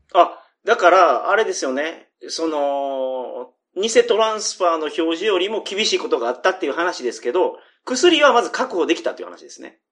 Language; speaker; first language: Japanese; native; Japanese